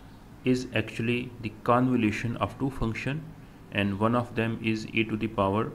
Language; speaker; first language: English; non-native, local second language; Urdu